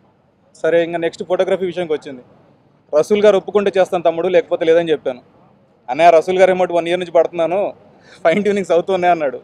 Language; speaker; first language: Telugu; native; Telugu